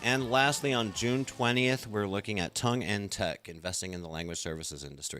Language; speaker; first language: English; native; English